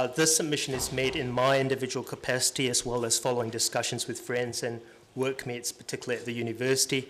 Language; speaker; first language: English; native; English